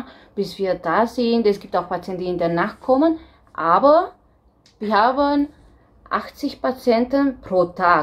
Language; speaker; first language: German; non-native, fluent; Romanian